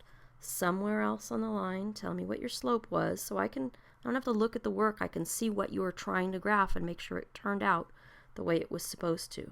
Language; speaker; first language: English; native; English